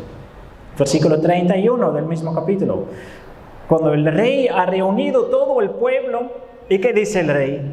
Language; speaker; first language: Spanish; non-native, fluent; Dutch